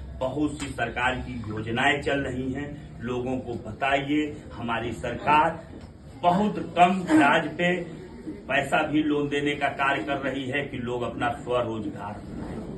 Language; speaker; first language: Hindi; native; Hindi